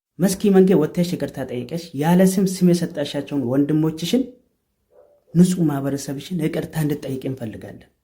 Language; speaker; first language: Amharic; non-native, local second language; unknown